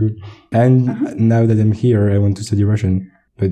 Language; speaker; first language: English; non-native, fluent; French